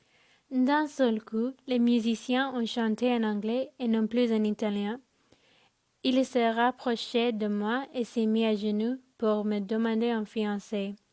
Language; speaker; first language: French; non-native, learner; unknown